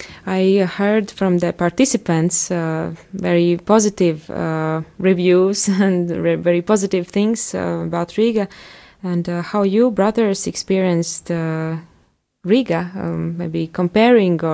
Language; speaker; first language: English; non-native, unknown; Latvian